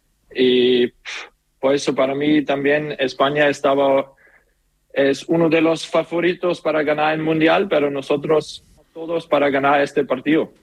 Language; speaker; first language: Spanish; non-native, learner; German